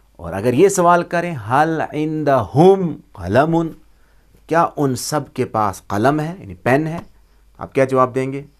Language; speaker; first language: Urdu; native; Urdu